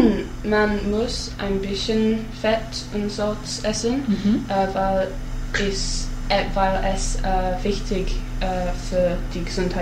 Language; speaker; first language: German; non-native, learner; English